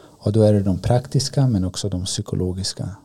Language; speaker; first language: Swedish; early bilingual, other home language; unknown